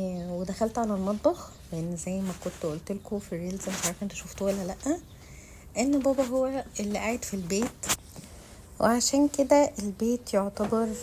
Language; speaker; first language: Arabic; native; Arabic